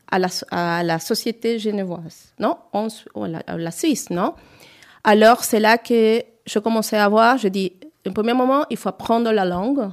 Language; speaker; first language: French; non-native, learner; Spanish